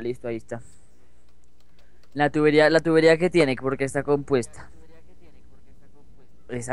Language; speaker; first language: Spanish; native; Spanish